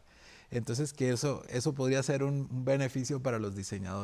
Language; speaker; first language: Spanish; native; Spanish